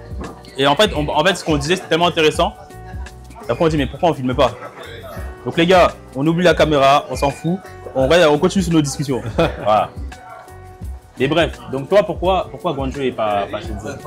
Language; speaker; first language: French; native; French